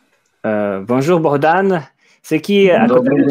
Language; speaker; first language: French; non-native, fluent; Ukrainian